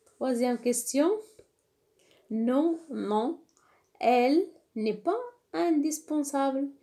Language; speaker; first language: French; non-native, local second language; Arabic